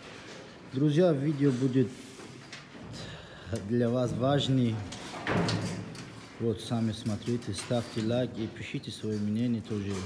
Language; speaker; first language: Russian; non-native, learner; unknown